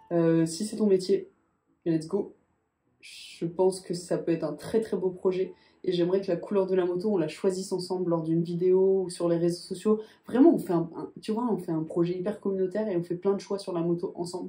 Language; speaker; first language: French; native; French